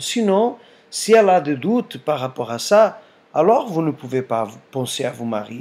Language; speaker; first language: French; non-native, fluent; Portuguese